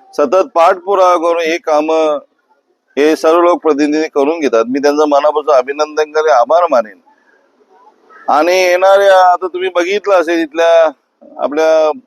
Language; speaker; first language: Marathi; native; Marathi